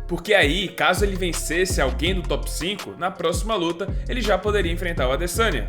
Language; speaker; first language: Portuguese; native; Portuguese